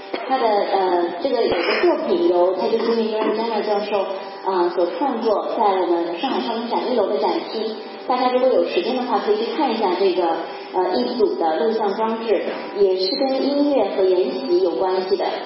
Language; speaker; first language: Chinese; native; Chinese